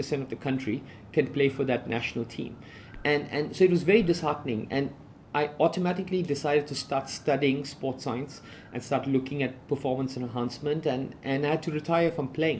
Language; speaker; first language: English; native; English